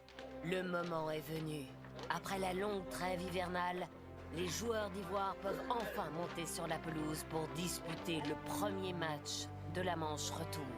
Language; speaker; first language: French; native; French